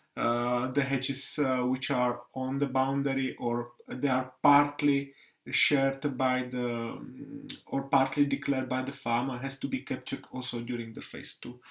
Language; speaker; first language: English; non-native, fluent; Czech